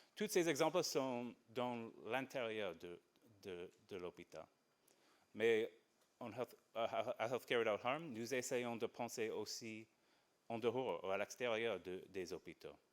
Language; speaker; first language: French; non-native, fluent; English